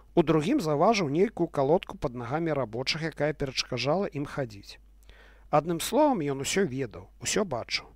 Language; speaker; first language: Belarusian; non-native, local second language; Russian